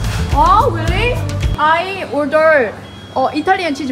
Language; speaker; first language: English; non-native, learner; Korean